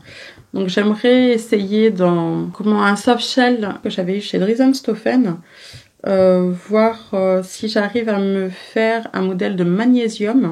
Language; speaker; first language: French; native; French